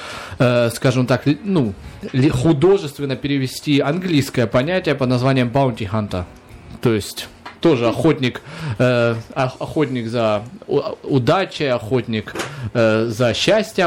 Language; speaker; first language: Russian; native; Russian